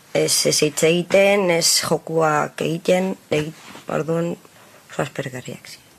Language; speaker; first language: Basque; non-native, local second language; Spanish